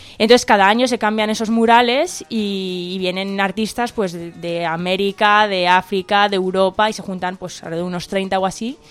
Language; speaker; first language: Spanish; early bilingual, heritage; Spanish